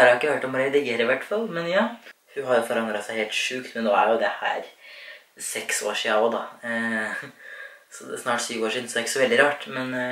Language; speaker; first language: Norwegian; native; Norwegian